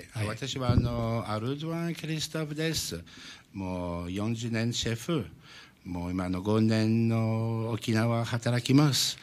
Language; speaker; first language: Japanese; non-native, learner; French